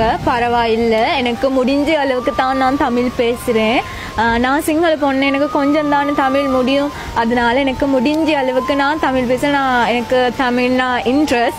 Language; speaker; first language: Tamil; non-native, local second language; Sinhala